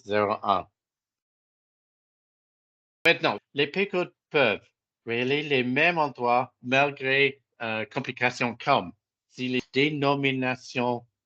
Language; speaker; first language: French; non-native, fluent; English